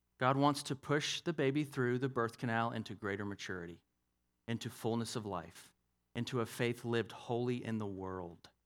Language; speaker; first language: English; native; English